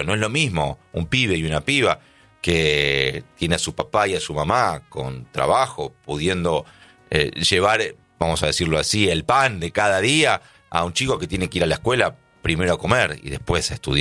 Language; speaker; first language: Spanish; native; Spanish